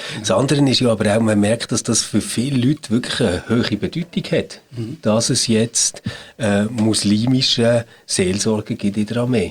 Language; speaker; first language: German; native; German